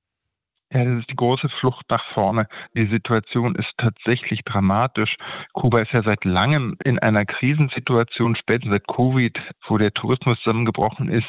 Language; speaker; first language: German; native; German